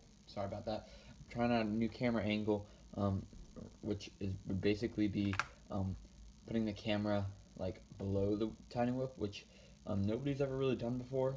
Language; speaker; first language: English; native; English